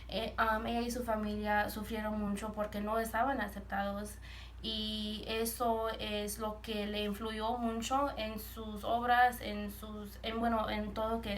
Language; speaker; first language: Spanish; early bilingual, heritage; Spanish